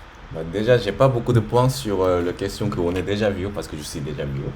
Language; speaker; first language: French; native; French